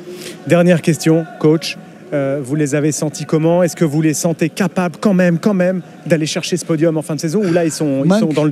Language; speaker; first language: French; native; French